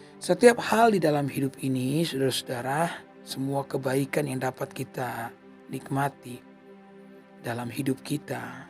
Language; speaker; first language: Indonesian; native; Indonesian